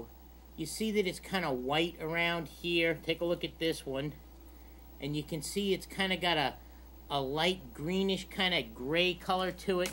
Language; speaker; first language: English; native; English